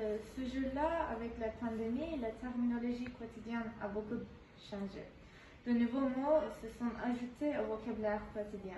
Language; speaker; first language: French; non-native, learner; Turkish